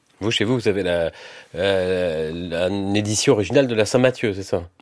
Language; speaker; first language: French; native; French